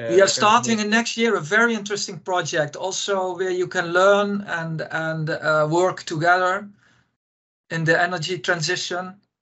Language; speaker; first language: English; non-native, fluent; Dutch